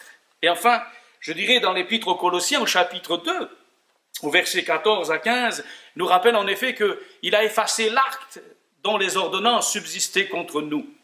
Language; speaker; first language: French; native; French